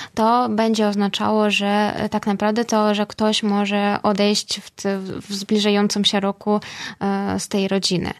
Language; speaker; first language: Polish; non-native, fluent; Russian